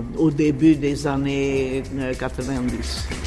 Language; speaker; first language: French; non-native, fluent; Czech